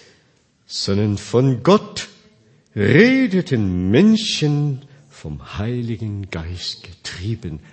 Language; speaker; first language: German; non-native, fluent; Korean